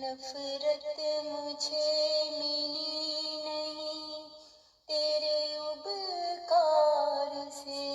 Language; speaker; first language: Urdu; native; Urdu